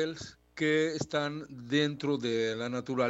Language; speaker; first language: Portuguese; non-native, learner; Spanish